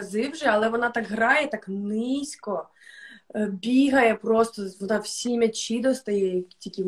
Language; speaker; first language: Ukrainian; non-native, local second language; Russian